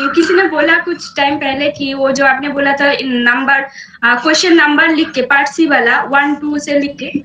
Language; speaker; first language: Hindi; non-native, local second language; Bangla